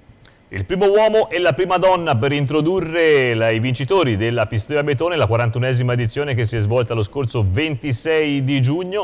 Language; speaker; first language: Italian; native; Italian